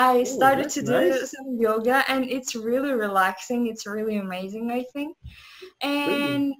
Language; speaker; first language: English; non-native, learner; Azerbaijani